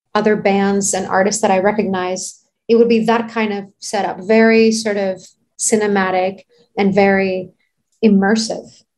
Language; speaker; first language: English; non-native, fluent; Greek